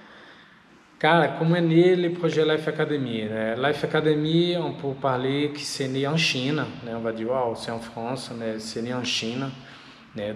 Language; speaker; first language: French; non-native, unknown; Portuguese